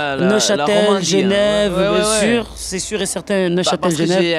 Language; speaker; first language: French; native; French